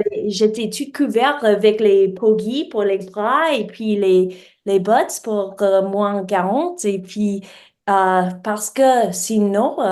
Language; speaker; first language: French; non-native, learner; English